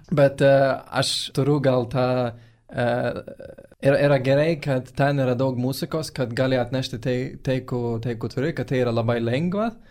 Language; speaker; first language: Lithuanian; non-native, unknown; Swedish